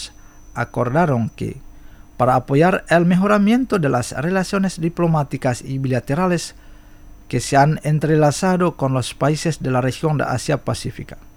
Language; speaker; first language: Spanish; non-native, fluent; Indonesian